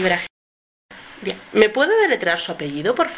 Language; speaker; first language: Spanish; native; Spanish